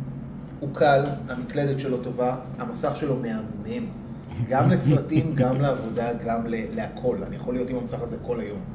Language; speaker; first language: Hebrew; native; Hebrew